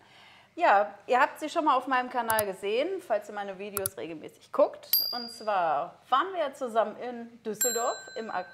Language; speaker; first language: German; native; German